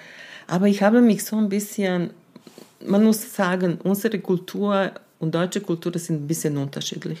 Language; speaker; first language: German; non-native, fluent; Serbian